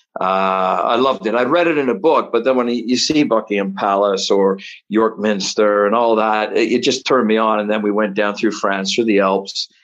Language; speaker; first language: English; native; English